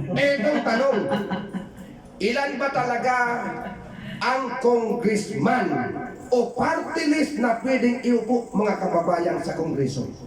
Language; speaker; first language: Filipino; non-native, local second language; Bikol